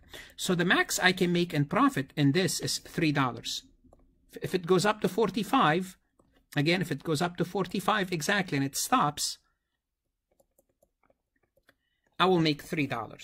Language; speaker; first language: English; non-native, fluent; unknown